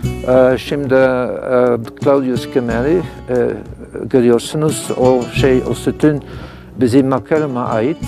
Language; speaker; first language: Turkish; non-native, fluent; Dutch